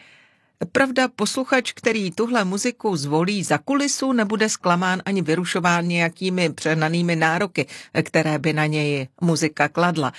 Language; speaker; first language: Czech; native; Czech